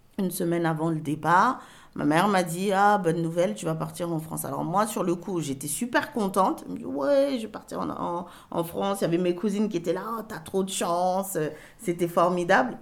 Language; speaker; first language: French; early bilingual, other home language; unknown